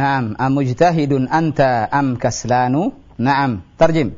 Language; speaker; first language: Arabic; non-native, fluent; Indonesian